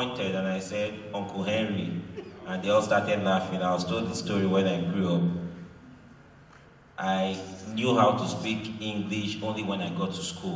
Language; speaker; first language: English; non-native, local second language; Esan